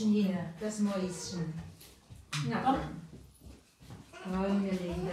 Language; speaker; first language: German; native; German